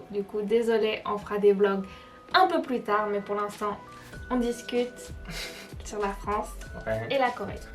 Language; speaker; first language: French; native; French